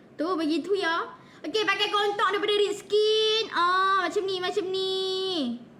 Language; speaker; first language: Malay; native; Malay